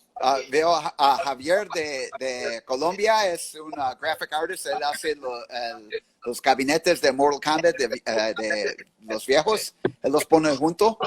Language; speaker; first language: Spanish; early bilingual, heritage; English